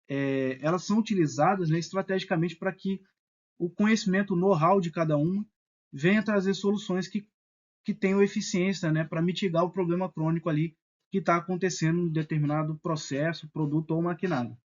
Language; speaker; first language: Portuguese; native; Portuguese